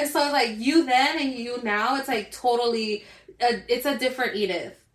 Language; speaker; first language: English; early bilingual, other home language; Spanish